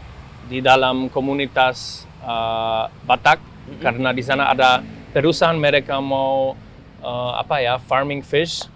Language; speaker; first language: Indonesian; non-native, fluent; German